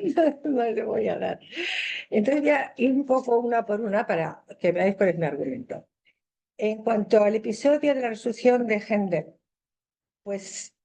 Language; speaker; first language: Spanish; native; Spanish